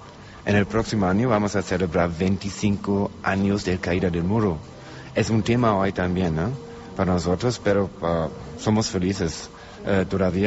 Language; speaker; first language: Spanish; non-native, learner; German